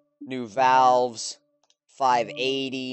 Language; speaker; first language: English; native; English